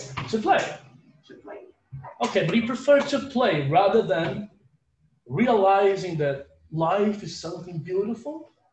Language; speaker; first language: English; non-native, fluent; Portuguese